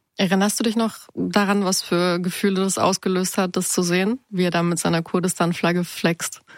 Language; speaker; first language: German; native; German